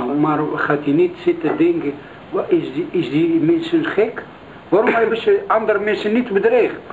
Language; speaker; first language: Dutch; non-native, learner; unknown